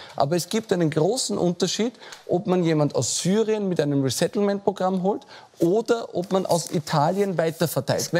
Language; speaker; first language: German; native; German